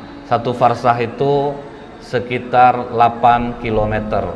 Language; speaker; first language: Indonesian; native; Indonesian